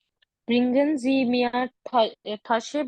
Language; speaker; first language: German; non-native, learner; Hindi